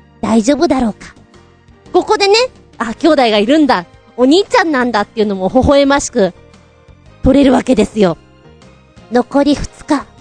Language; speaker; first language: Japanese; native; Japanese